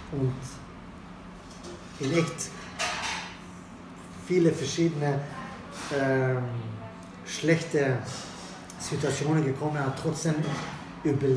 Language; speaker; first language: German; non-native, fluent; Swedish